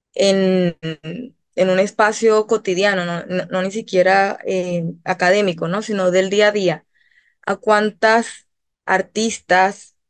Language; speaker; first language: Spanish; native; Spanish